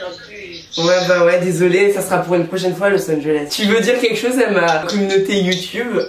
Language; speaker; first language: French; native; French